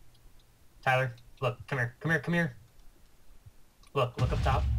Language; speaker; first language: English; native; English